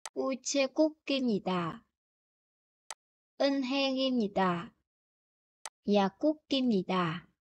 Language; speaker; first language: Korean; non-native, fluent; Vietnamese